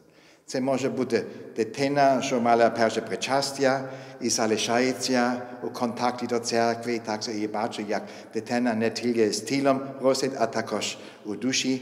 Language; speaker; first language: Ukrainian; non-native, fluent; German